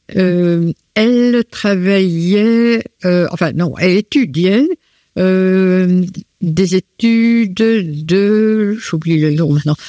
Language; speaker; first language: French; native; French